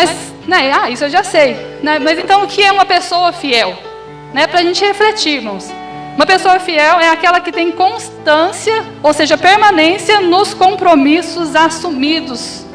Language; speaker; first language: Portuguese; native; Portuguese